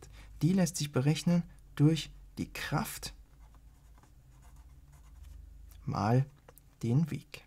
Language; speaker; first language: German; native; German